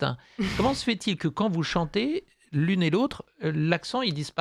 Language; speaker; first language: French; native; French